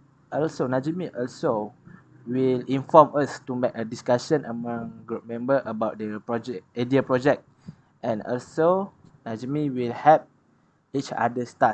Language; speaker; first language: English; non-native, learner; Malay